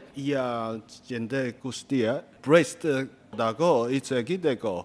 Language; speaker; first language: Basque; non-native, learner; Chinese